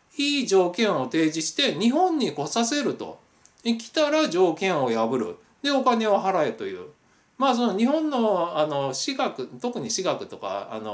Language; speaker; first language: Japanese; native; Japanese